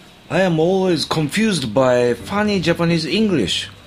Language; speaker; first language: English; non-native, learner; Japanese